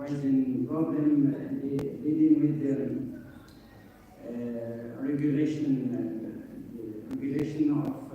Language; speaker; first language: English; non-native, fluent; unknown